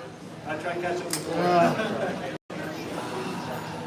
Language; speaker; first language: English; native; English